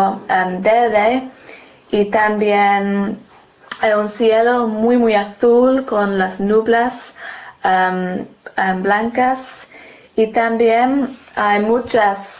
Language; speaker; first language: Spanish; non-native, learner; English